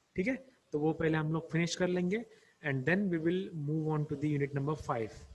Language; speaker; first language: Hindi; non-native, local second language; Marathi